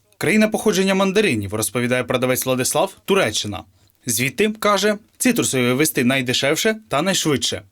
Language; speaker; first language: Ukrainian; native; Ukrainian